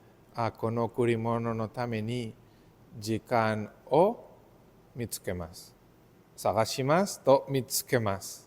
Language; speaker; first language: Japanese; non-native, learner; Spanish